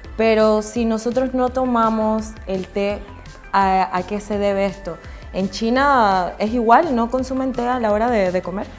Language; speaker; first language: Spanish; native; Spanish